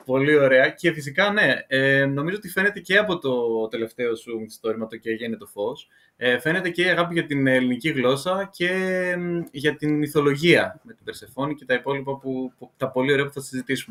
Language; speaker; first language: Greek; native; Greek